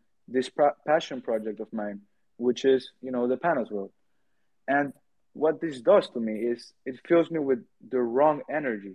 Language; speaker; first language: English; non-native, fluent; Spanish